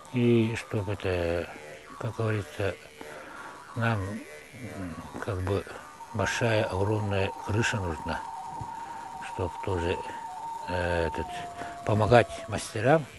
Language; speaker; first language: Russian; non-native, local second language; Yakut